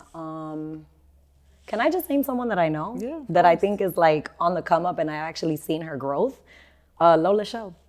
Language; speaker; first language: English; native; English